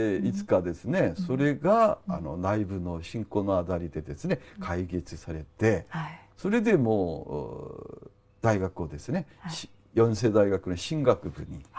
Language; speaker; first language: Japanese; non-native, fluent; Korean